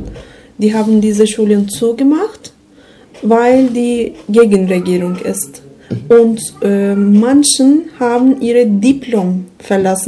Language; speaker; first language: German; non-native, learner; Turkish